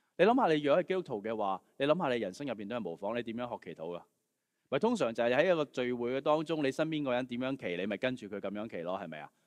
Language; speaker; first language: Cantonese; native; Cantonese